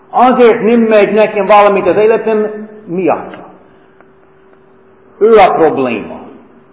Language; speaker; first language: Hungarian; non-native, fluent; English